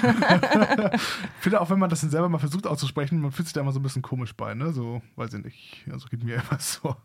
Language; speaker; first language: German; native; German